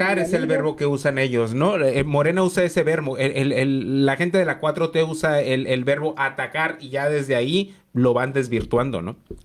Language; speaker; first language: Spanish; native; Spanish